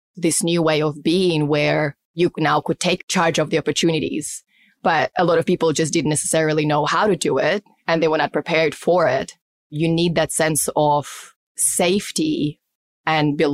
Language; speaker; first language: English; non-native, fluent; Russian